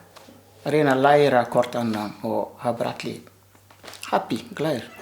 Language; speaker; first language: Icelandic; non-native, learner; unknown